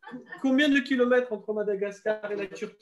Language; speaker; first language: French; native; French